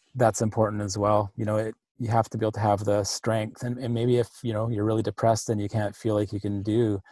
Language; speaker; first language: English; native; English